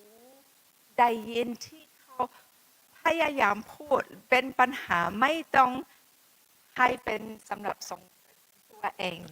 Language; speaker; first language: Thai; non-native, fluent; English